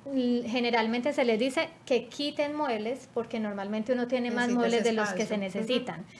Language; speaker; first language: Spanish; native; Spanish